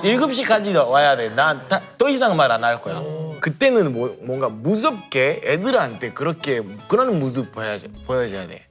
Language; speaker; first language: Korean; non-native, fluent; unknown